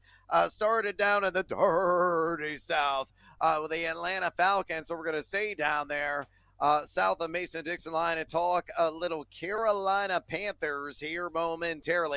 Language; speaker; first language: English; native; English